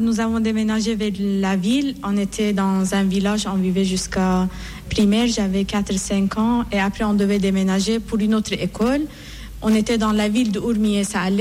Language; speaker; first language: French; non-native, fluent; Persian